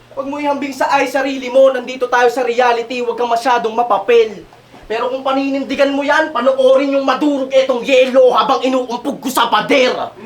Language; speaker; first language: Filipino; native; Filipino